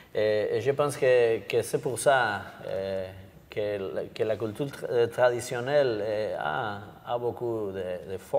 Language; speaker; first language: French; non-native, learner; Basque